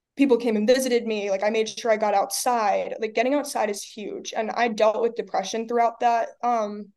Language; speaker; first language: English; native; English